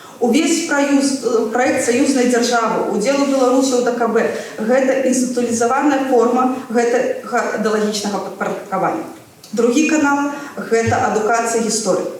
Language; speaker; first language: Belarusian; non-native, local second language; Russian